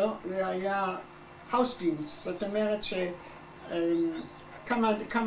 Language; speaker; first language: Hebrew; non-native, fluent; German